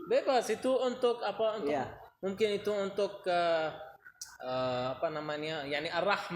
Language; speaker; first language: Indonesian; non-native, learner; Arabic